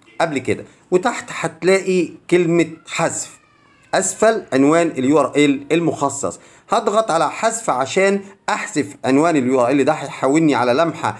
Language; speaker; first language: Arabic; native; Arabic